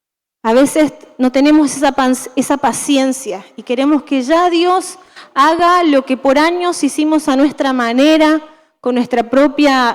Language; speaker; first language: Spanish; native; Spanish